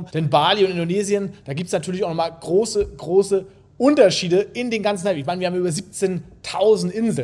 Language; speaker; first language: German; native; German